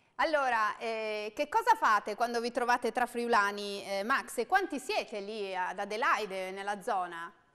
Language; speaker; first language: Italian; native; Italian